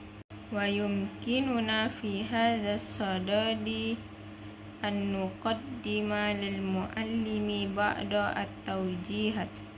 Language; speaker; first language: Arabic; non-native, learner; Indonesian